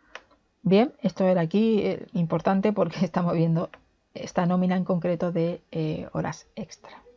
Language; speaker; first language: Spanish; native; Spanish